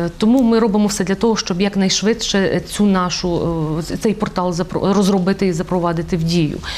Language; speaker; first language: Ukrainian; native; Ukrainian